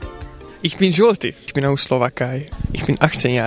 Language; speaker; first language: German; non-native, learner; Slovak